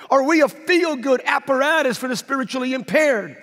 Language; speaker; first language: English; native; English